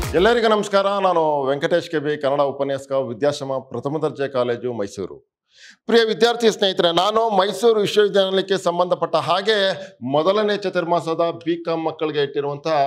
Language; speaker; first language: Kannada; native; Kannada